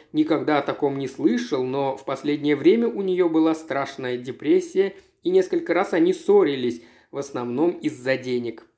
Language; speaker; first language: Russian; native; Russian